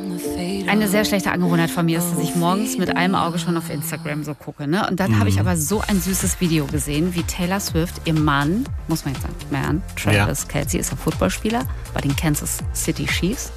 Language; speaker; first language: German; native; German